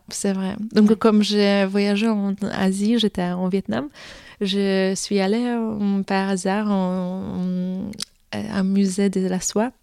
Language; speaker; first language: French; non-native, fluent; Polish